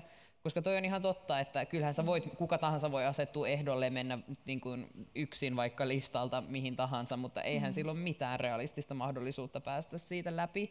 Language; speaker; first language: Finnish; native; Finnish